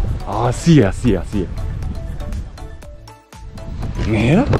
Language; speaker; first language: Spanish; non-native, learner; Japanese